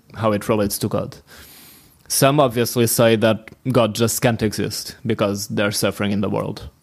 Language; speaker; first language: English; non-native, fluent; Portuguese